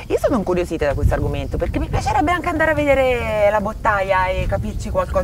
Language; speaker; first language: Italian; native; Italian